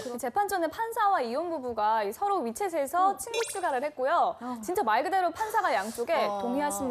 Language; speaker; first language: Korean; native; Korean